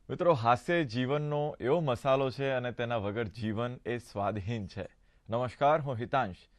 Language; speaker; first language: Gujarati; native; Gujarati